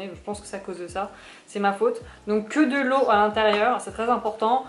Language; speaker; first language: French; native; French